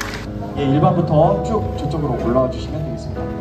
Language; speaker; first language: Korean; native; Korean